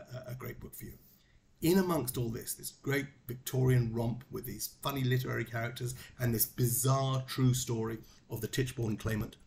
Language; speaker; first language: English; native; English